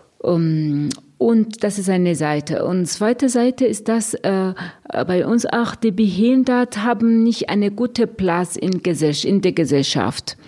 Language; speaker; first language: German; non-native, fluent; Rundi